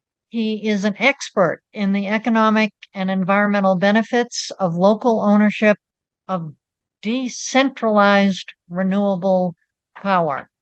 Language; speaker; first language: English; native; English